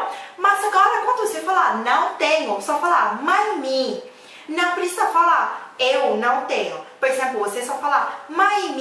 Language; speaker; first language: Portuguese; non-native, learner; Thai